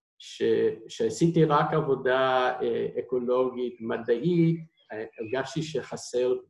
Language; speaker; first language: Hebrew; non-native, fluent; English